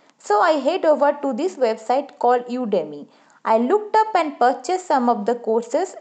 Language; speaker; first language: English; non-native, local second language; Bangla